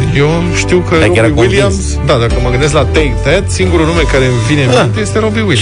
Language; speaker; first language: Romanian; native; Romanian